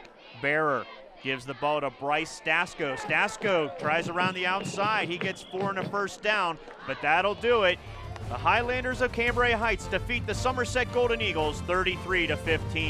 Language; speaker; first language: English; native; English